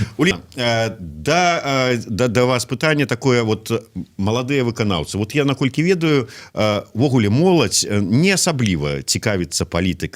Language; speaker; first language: Belarusian; non-native, local second language; Russian